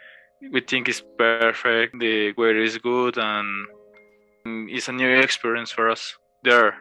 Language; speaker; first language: English; non-native, learner; Spanish